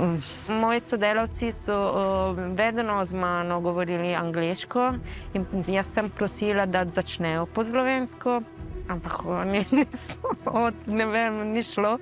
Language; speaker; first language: Slovenian; non-native, fluent; Italian